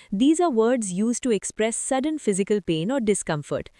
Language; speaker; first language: English; non-native, local second language; Hindi